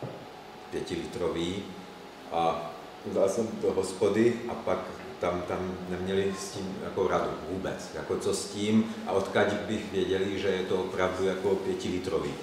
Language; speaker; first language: Czech; non-native, fluent; Hungarian